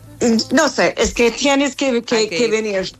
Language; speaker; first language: Spanish; non-native, learner; English